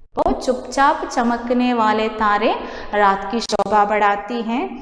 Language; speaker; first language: Hindi; non-native, local second language; Malayalam